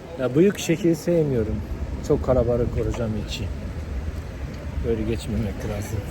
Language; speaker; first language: Turkish; non-native, fluent; Japanese